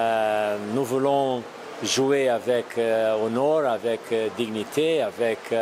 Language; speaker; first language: French; non-native, fluent; Portuguese